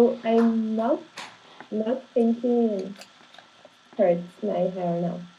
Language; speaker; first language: English; non-native, learner; Portuguese